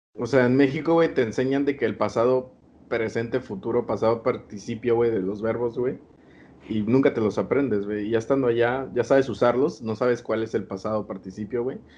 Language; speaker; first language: Spanish; native; Spanish